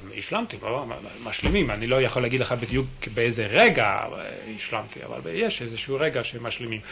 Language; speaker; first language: Hebrew; non-native, fluent; French